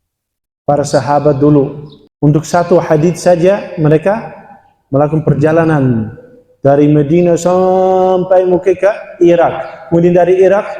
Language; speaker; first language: Indonesian; non-native, fluent; Dutch